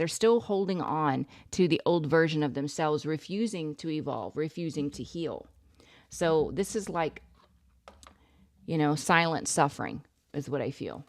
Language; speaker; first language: English; native; English